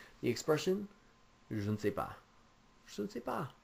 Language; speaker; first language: French; non-native, fluent; English